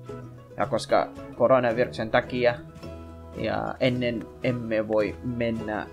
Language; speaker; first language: Finnish; non-native, learner; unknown